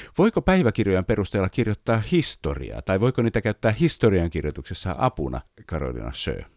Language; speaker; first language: Finnish; native; Finnish